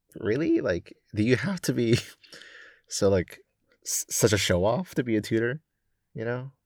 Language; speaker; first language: English; non-native, local second language; Cantonese